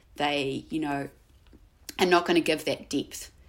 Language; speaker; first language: English; native; English